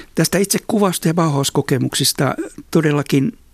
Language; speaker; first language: Finnish; native; Finnish